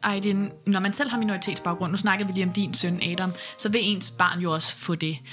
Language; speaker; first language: Danish; native; Danish